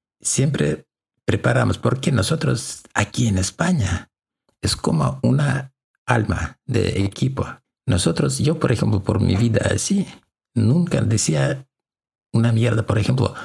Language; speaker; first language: Spanish; non-native, learner; Russian